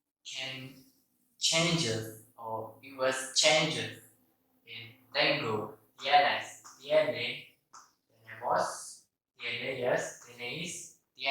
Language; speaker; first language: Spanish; non-native, learner; Indonesian